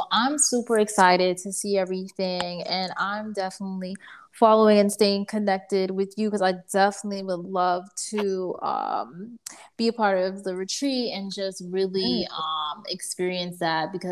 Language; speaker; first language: English; native; English